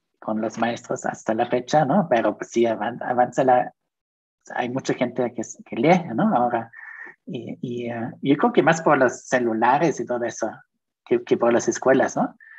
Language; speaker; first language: Spanish; non-native, fluent; German